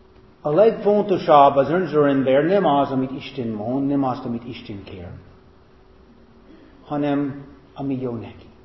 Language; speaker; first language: Hungarian; non-native, fluent; English